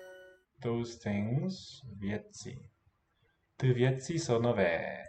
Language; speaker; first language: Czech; non-native, learner; English